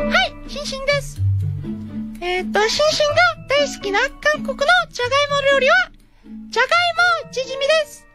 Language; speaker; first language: Japanese; non-native, fluent; Korean